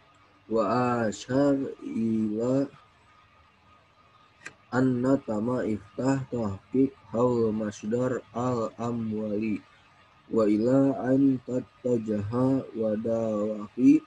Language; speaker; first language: Arabic; non-native, learner; Indonesian